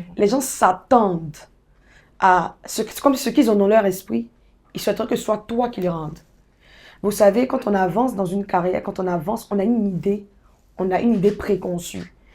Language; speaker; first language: French; native; French